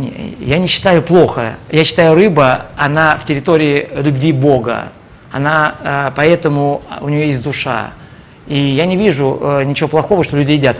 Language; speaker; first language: Russian; native; Russian